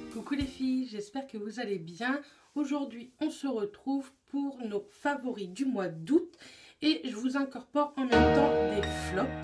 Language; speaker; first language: French; native; French